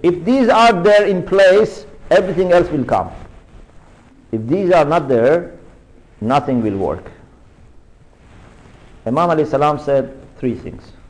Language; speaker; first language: English; non-native, fluent; Persian